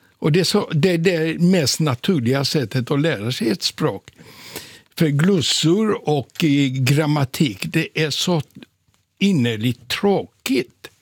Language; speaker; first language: Swedish; non-native, fluent; Polish